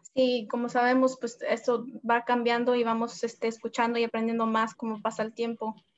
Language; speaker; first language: Spanish; early bilingual, heritage; Spanish